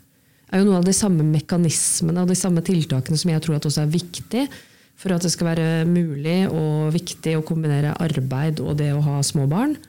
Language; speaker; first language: Norwegian; native; Norwegian